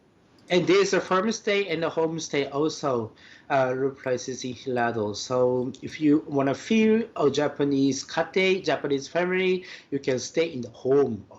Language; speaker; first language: English; non-native, fluent; Japanese